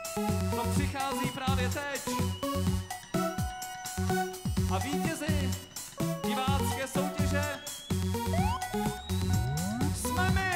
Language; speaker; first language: Czech; native; Czech